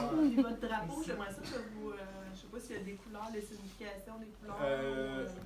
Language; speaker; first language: French; native; French